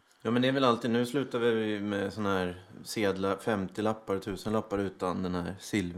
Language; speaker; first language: Swedish; native; Swedish